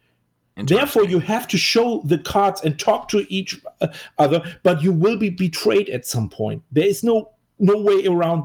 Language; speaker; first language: English; non-native, fluent; German